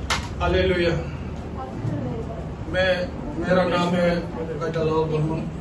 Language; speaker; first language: Hindi; non-native, local second language; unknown